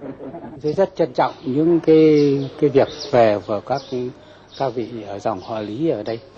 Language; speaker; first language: Vietnamese; native; Vietnamese